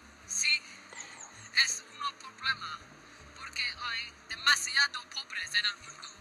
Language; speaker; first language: Spanish; non-native, learner; English